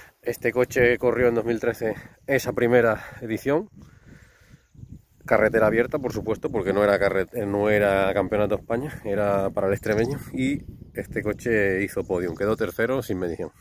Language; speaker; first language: Spanish; native; Spanish